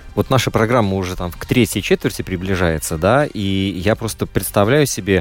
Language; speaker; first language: Russian; native; Russian